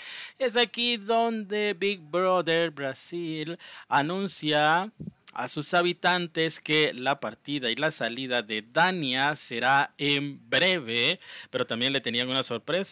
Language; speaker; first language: Spanish; native; Spanish